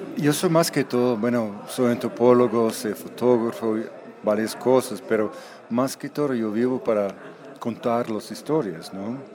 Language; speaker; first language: Spanish; non-native, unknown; English